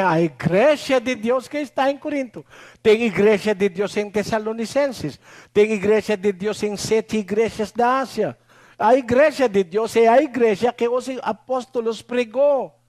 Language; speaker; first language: Portuguese; non-native, learner; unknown